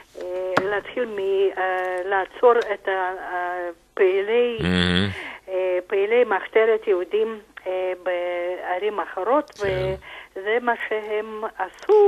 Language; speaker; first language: Hebrew; non-native, fluent; Russian